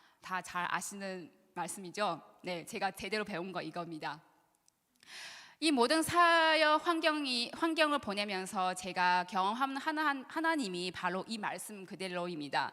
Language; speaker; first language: Korean; non-native, learner; Chinese